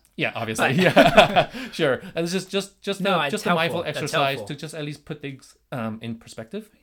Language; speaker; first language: English; non-native, fluent; Korean